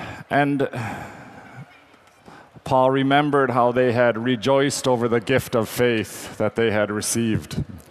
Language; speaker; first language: English; native; English